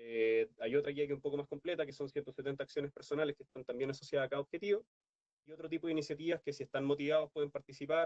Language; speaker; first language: Spanish; native; Spanish